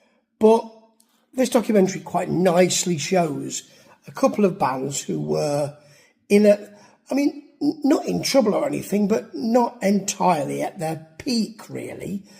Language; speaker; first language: English; native; English